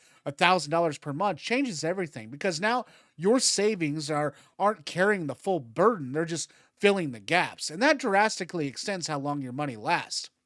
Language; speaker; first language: English; native; English